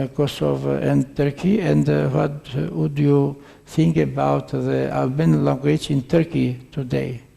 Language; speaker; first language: English; non-native, fluent; Albanian